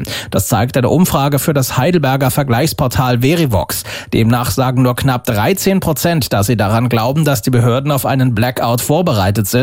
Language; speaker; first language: German; native; German